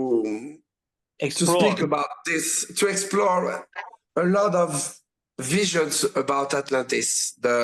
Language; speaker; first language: English; non-native, learner; French